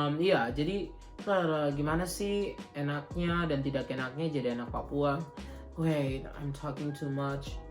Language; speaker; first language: Indonesian; native; Indonesian